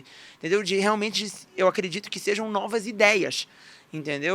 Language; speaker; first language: Portuguese; native; Portuguese